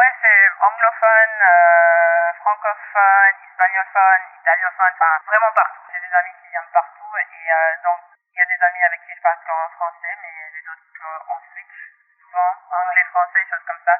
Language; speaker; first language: French; non-native, local second language; English